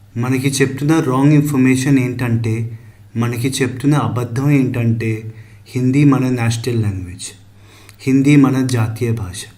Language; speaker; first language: Telugu; early bilingual, heritage; Telugu